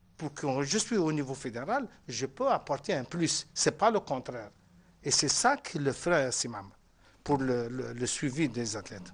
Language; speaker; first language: French; non-native, local second language; Arabic